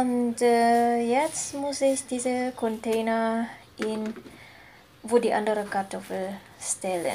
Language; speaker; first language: German; non-native, fluent; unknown